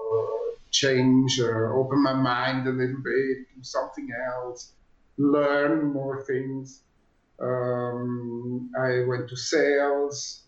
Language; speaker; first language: English; non-native, fluent; Swiss German